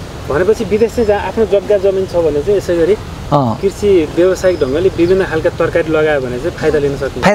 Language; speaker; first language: Nepali; native; Nepali